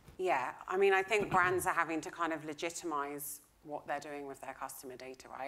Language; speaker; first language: English; native; English